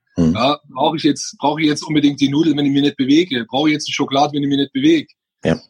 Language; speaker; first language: German; native; German